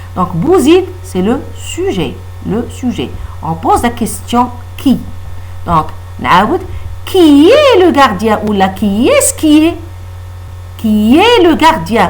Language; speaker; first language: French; non-native, local second language; Arabic